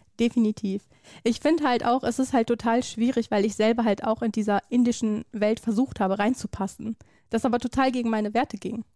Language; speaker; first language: German; early bilingual, other home language; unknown